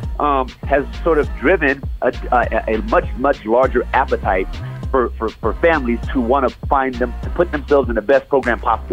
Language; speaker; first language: English; native; English